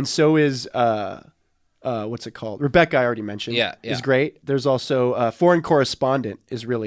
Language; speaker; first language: English; native; English